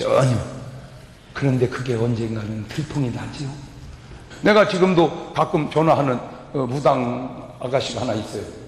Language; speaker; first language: Korean; native; Korean